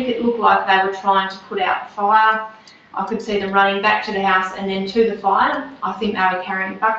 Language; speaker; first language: English; native; English